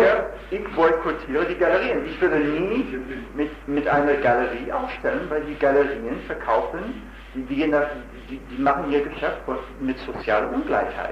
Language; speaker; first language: German; non-native, fluent; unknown